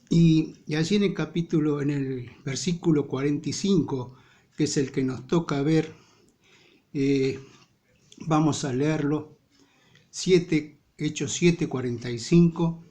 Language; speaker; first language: Spanish; native; Spanish